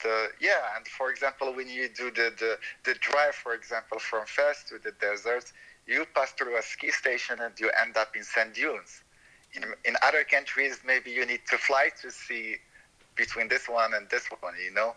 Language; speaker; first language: English; non-native, fluent; Arabic